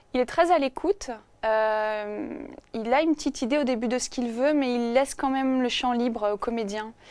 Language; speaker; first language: French; native; French